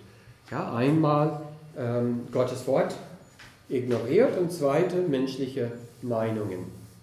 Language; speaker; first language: German; non-native, fluent; English